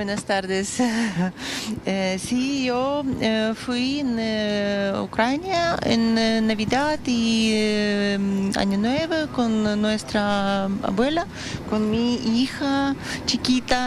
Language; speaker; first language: Spanish; non-native, learner; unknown